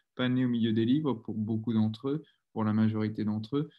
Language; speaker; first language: French; native; French